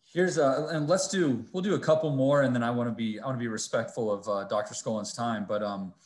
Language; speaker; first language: English; native; English